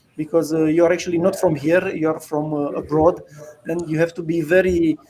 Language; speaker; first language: English; non-native, fluent; Romanian